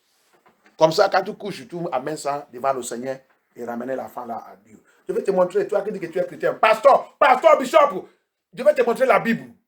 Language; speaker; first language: French; non-native, learner; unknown